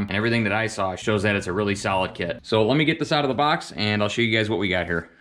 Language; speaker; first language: English; native; English